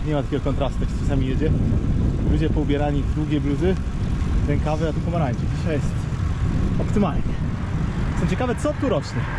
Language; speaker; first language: Polish; native; Polish